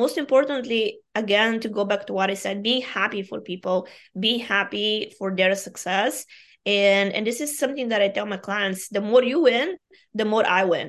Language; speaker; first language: English; non-native, fluent; Bulgarian